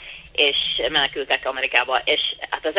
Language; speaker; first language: Hungarian; early bilingual, heritage; Hungarian